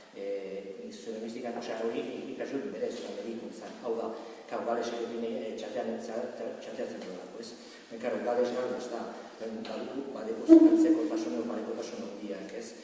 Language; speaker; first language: Basque; native; Basque